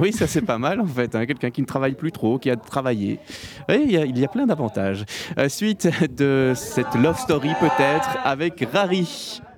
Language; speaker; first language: French; native; French